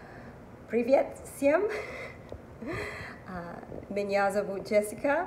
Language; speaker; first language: Russian; non-native, learner; English